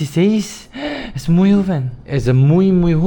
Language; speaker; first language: Spanish; non-native, learner; Korean